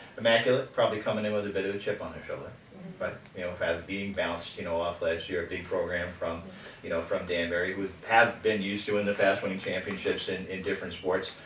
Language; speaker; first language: English; native; English